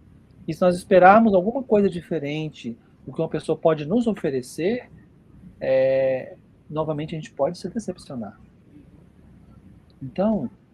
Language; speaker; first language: Portuguese; native; Portuguese